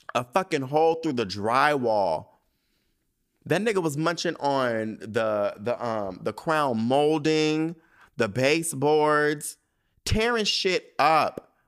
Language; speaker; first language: English; native; English